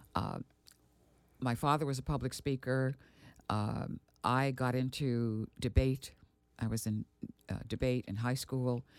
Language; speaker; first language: English; early bilingual, other home language; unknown